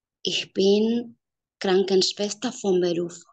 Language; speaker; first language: German; non-native, learner; Spanish